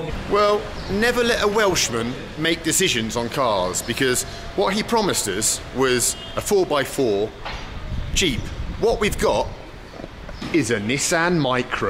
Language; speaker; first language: English; native; English